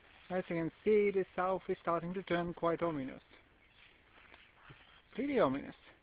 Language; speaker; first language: English; non-native, fluent; Estonian